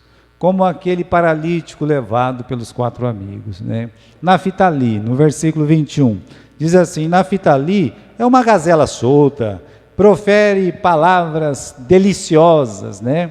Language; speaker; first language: Portuguese; native; Portuguese